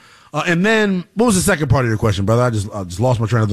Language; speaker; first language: English; native; English